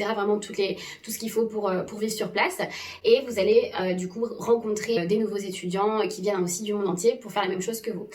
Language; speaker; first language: French; native; French